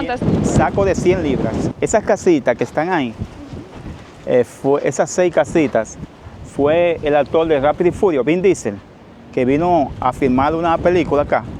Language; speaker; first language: Spanish; native; Spanish